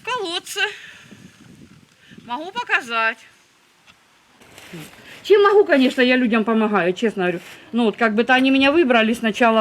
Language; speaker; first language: Russian; native; Russian